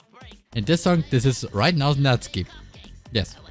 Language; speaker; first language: English; non-native, learner; German